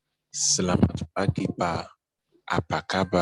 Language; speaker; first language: Indonesian; non-native, learner; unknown